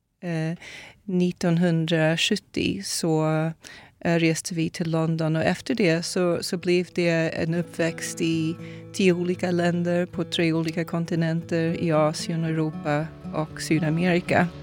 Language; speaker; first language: Swedish; non-native, fluent; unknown